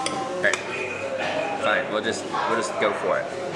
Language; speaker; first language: English; native; English